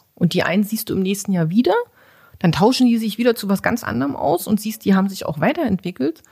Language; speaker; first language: German; native; German